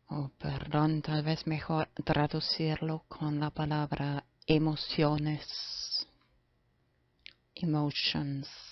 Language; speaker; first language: Spanish; non-native, fluent; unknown